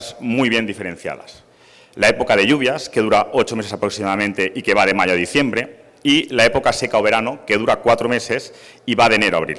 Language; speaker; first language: Spanish; native; Spanish